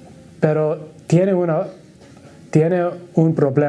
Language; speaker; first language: Spanish; non-native, learner; English